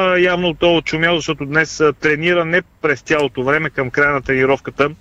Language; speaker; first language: Bulgarian; native; Bulgarian